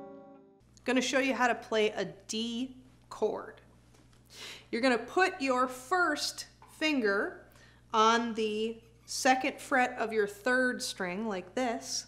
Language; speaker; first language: English; native; English